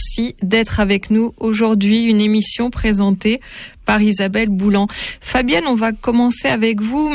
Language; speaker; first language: French; native; French